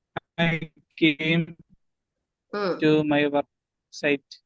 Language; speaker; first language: English; non-native, learner; Malayalam